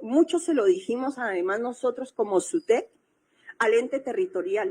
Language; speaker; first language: Spanish; native; Spanish